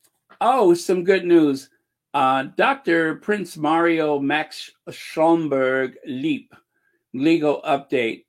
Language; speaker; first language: English; native; English